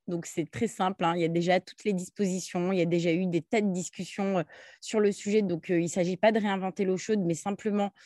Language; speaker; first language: French; early bilingual, other home language; Arabic